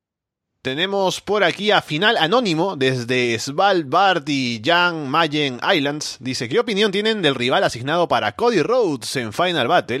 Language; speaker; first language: Spanish; native; Spanish